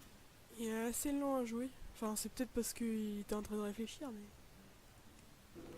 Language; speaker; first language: French; native; French